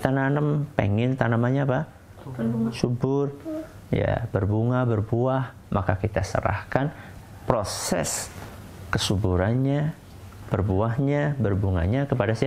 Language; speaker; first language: Indonesian; native; Indonesian